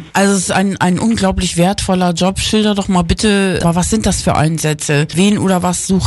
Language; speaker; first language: German; native; German